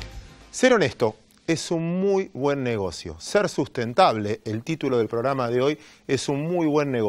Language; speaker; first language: Spanish; native; Spanish